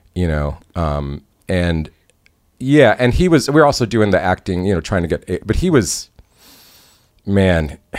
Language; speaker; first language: English; native; English